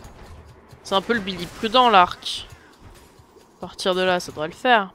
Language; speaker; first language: French; native; French